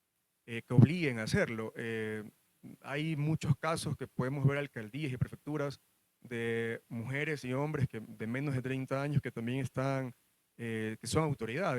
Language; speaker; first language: Spanish; native; Spanish